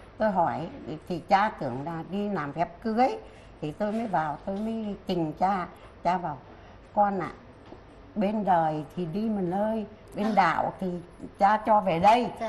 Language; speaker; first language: Vietnamese; early bilingual, heritage; Vietnamese